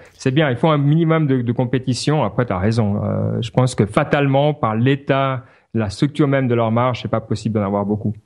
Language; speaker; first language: French; native; French